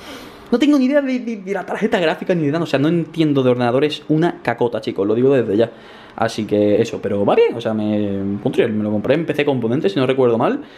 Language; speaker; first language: Spanish; native; Spanish